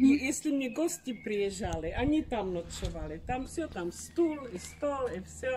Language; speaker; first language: Russian; early bilingual, heritage; Czech